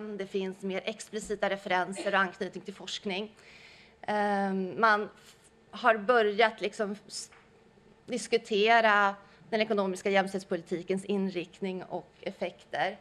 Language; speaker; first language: Swedish; native; Swedish